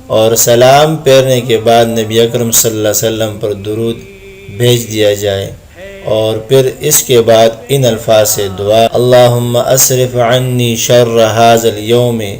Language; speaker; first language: Urdu; non-native, local second language; Pashto